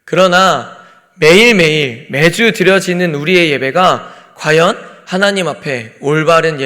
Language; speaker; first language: Korean; native; Korean